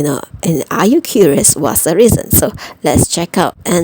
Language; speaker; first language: English; non-native, fluent; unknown